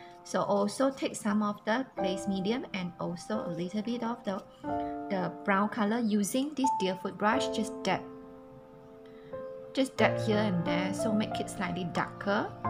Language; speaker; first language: English; non-native, local second language; Chinese